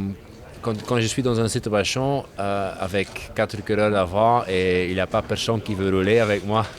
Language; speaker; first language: French; non-native, learner; Dutch